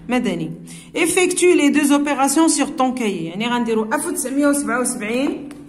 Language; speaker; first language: French; non-native, local second language; Arabic